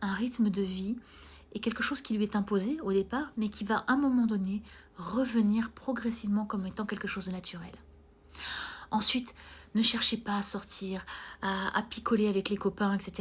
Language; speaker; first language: French; native; French